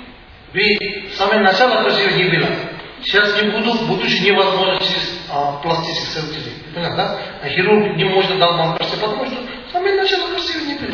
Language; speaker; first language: Russian; non-native, learner; Tibetan